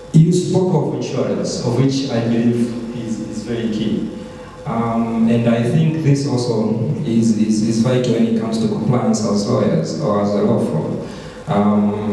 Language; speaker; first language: English; non-native, local second language; Swahili